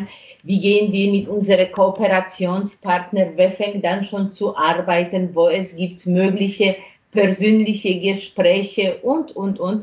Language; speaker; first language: German; non-native, fluent; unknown